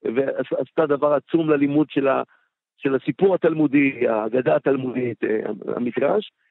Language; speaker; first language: Hebrew; native; Hebrew